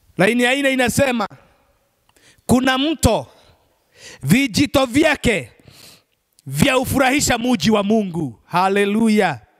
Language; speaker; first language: Swahili; non-native, local second language; Kikuyu